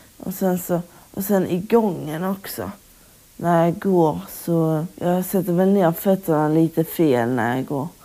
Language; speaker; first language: Swedish; native; Swedish